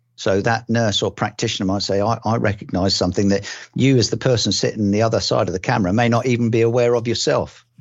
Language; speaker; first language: English; native; English